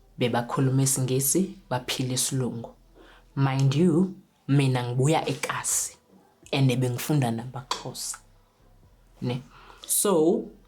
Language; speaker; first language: Zulu; non-native, local second language; Southern Sotho